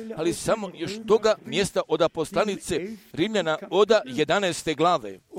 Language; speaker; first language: Croatian; early bilingual, heritage; Serbian